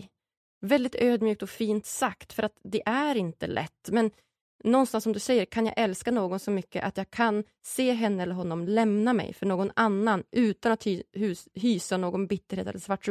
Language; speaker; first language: Swedish; native; Swedish